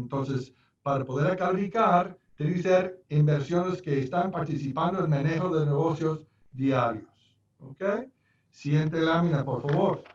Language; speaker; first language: Spanish; non-native, fluent; English